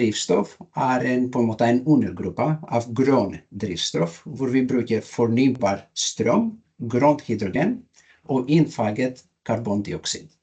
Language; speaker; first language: Norwegian; non-native, learner; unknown